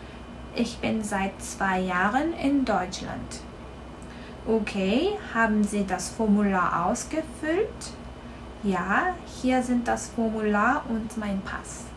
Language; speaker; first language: German; non-native, fluent; Korean